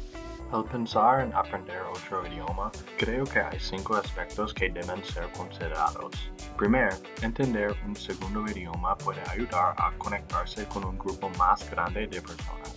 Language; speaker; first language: Spanish; non-native, learner; English